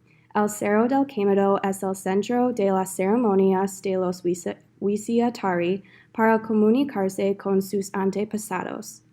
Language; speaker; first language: Spanish; non-native, learner; English